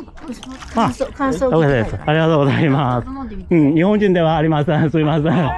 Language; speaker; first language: Japanese; non-native, learner; Chinese